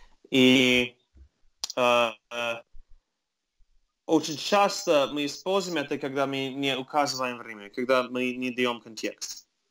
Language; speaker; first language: Russian; non-native, fluent; English